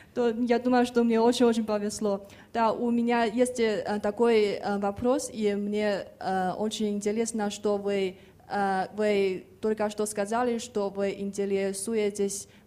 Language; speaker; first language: Russian; non-native, fluent; Chinese